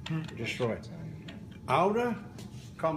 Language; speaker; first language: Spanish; non-native, learner; English